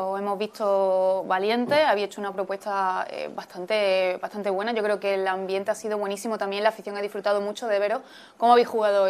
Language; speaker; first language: Spanish; native; Spanish